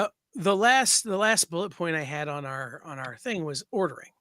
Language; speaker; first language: English; native; English